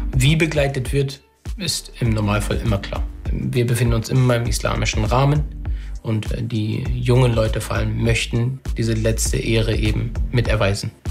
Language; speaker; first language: German; early bilingual, other home language; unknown